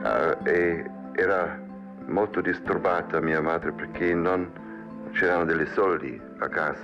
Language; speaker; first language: Italian; non-native, learner; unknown